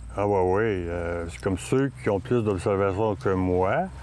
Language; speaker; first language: French; native; French